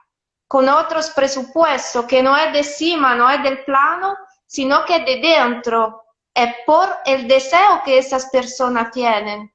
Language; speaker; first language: Spanish; non-native, fluent; Italian